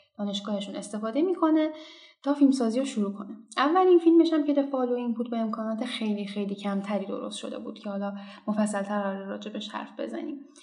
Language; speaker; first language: Persian; non-native, local second language; Azerbaijani